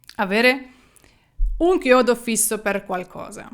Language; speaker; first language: Italian; non-native, fluent; Ukrainian